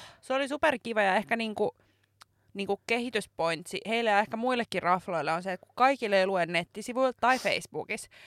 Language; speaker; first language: Finnish; native; Finnish